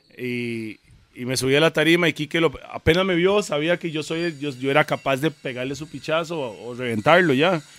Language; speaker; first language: Spanish; early bilingual, other home language; English